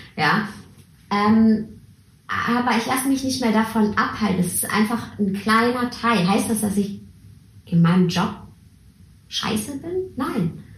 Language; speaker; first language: German; early bilingual, other home language; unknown